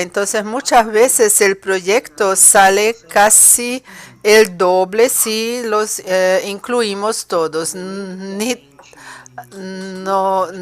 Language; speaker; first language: Spanish; non-native, fluent; Portuguese